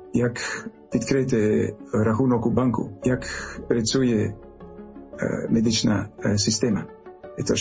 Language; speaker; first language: Ukrainian; non-native, learner; French